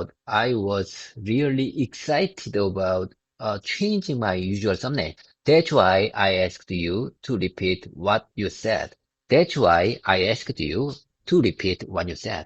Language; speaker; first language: English; non-native, learner; Korean